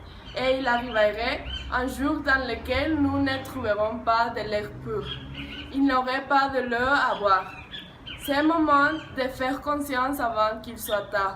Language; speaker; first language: French; non-native, learner; Spanish